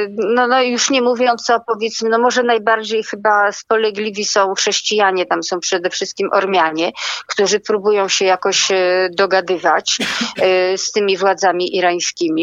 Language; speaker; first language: Polish; native; Polish